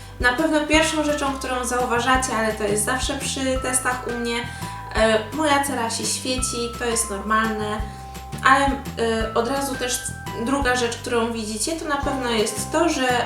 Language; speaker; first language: Polish; native; Polish